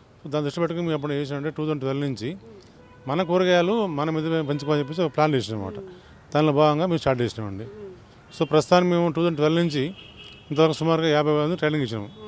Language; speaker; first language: Telugu; native; Telugu